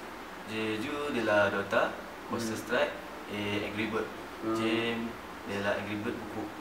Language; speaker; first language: French; non-native, learner; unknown